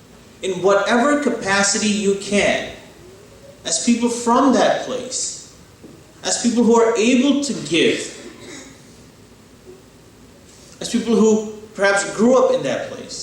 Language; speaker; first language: English; early bilingual, other home language; Malayalam